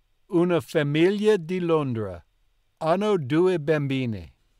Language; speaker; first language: Italian; non-native, learner; English